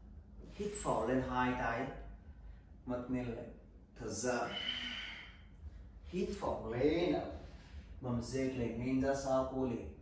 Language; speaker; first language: Vietnamese; non-native, learner; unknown